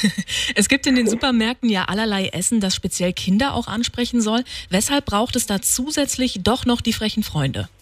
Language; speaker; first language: German; native; German